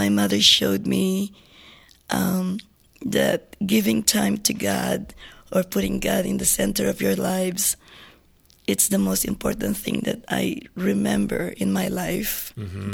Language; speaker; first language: English; non-native, local second language; Filipino